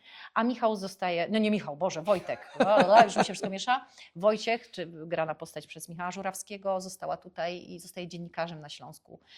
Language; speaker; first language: Polish; native; Polish